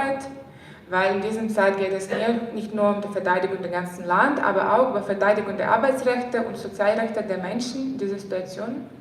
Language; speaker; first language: German; non-native, fluent; Ukrainian